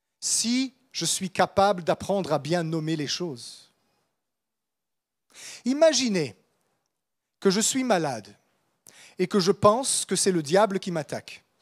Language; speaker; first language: French; native; French